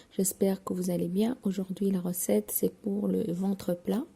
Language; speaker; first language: French; non-native, local second language; Arabic